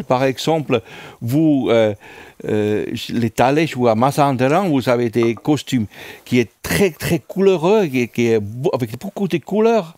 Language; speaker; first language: French; non-native, fluent; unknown